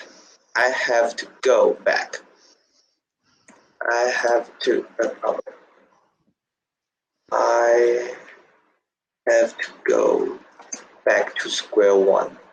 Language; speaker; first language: English; non-native, learner; Chinese